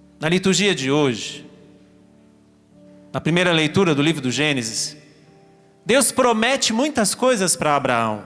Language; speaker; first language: Portuguese; native; Portuguese